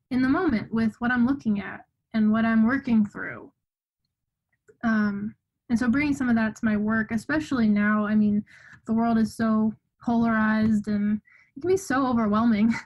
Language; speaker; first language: English; native; English